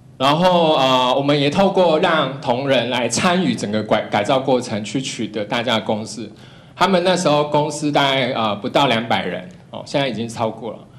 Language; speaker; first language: Chinese; non-native, local second language; Cantonese